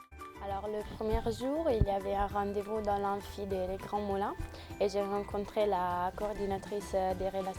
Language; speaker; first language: French; non-native, learner; Italian